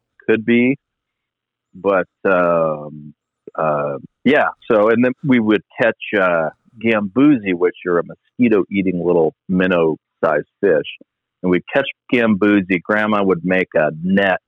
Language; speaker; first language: English; native; English